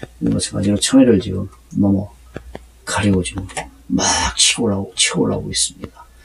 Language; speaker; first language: Korean; native; Korean